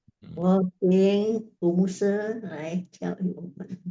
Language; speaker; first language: Chinese; non-native, learner; Indonesian